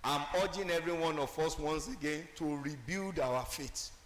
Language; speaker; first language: English; non-native, local second language; Yoruba